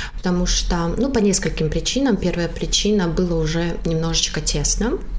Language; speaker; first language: Russian; non-native, local second language; Tajik